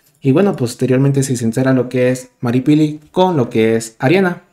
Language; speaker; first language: Spanish; native; Spanish